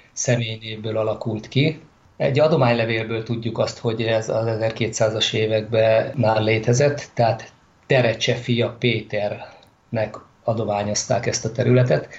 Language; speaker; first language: Hungarian; native; Hungarian